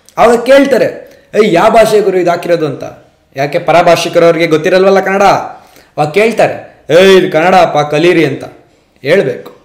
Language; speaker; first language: Kannada; native; Kannada